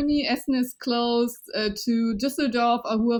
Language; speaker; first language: English; non-native, fluent; Chinese